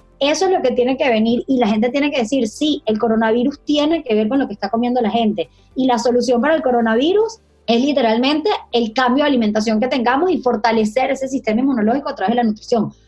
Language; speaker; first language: Spanish; native; Spanish